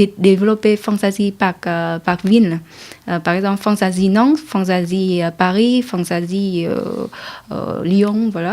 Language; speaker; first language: French; non-native, learner; Vietnamese